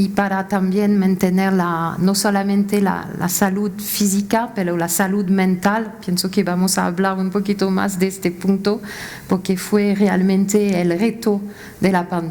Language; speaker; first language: Spanish; non-native, fluent; French